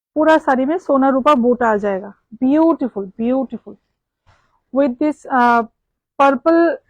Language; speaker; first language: Hindi; non-native, local second language; Bangla